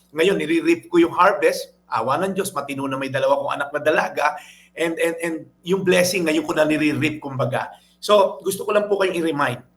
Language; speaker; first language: Filipino; native; Filipino